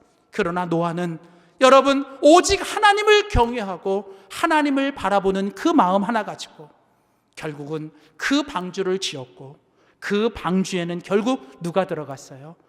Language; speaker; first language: Korean; native; Korean